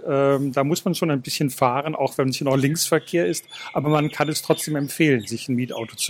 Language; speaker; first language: German; native; German